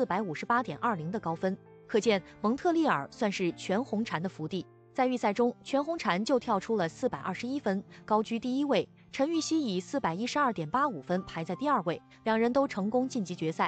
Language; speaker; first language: Chinese; native; Chinese